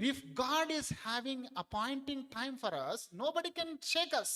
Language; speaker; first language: English; non-native, local second language; Telugu